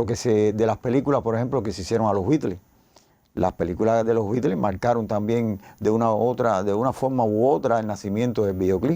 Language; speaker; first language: Spanish; native; Spanish